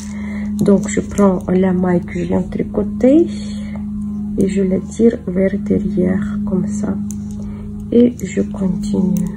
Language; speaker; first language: French; non-native, fluent; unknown